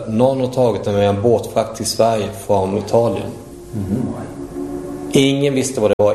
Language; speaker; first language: Swedish; native; Swedish